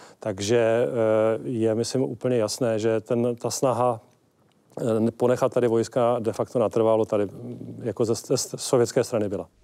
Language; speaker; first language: Czech; native; Czech